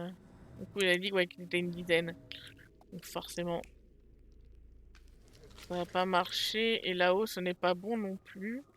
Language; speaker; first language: French; native; French